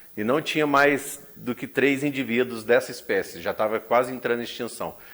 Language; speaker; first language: Portuguese; native; Portuguese